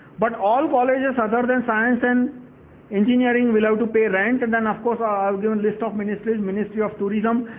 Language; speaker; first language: English; non-native, local second language; Gujarati